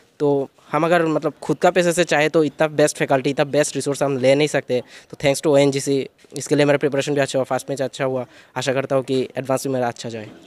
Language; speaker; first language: Hindi; non-native, local second language; Bangla